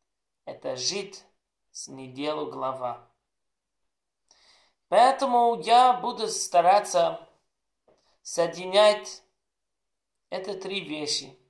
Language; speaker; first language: Russian; non-native, learner; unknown